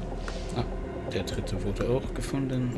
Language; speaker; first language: German; non-native, local second language; Luxembourgish